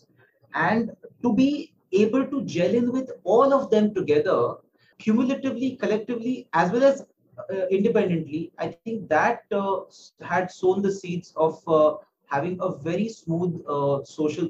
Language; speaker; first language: English; non-native, local second language; Marathi